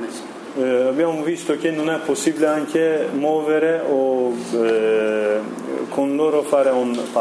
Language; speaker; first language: Italian; non-native, learner; Kurdish